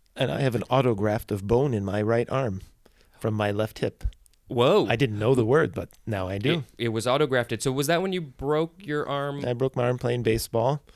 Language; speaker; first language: English; native; English